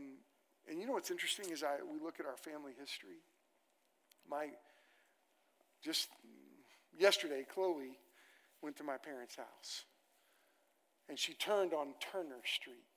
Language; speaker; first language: English; native; English